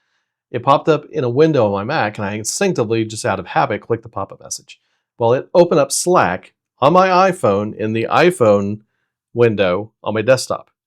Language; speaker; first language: English; native; English